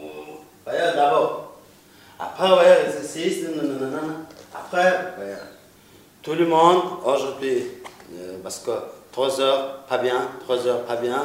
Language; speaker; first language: French; non-native, learner; Mongolian